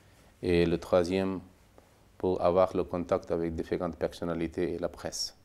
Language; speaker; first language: French; non-native, fluent; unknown